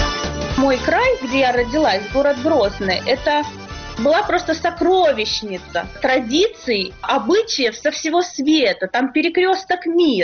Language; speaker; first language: Russian; native; Russian